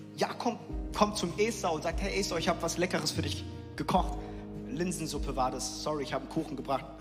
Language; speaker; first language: German; native; German